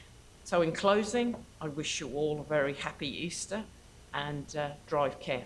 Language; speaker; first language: English; native; English